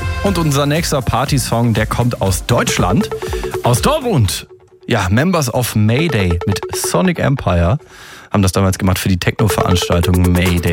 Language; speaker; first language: German; native; German